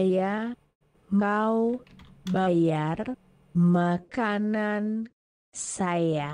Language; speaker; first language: Indonesian; non-native, learner; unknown